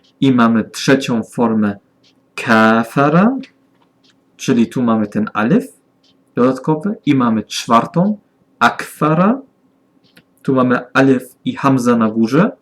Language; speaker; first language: Polish; non-native, learner; German